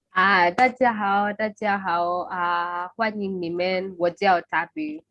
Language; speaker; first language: Chinese; non-native, learner; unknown